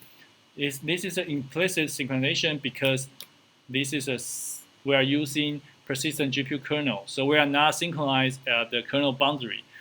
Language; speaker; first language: English; non-native, fluent; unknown